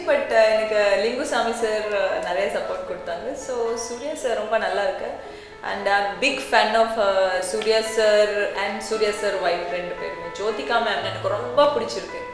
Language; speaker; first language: Tamil; non-native, learner; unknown